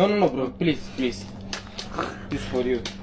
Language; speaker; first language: English; non-native, learner; Pashto